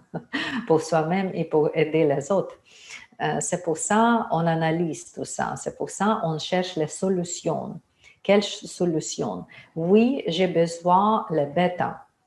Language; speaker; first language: French; non-native, fluent; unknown